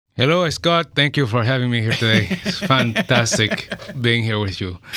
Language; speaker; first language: English; early bilingual, other home language; Spanish